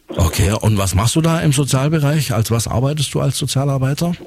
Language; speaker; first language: German; native; German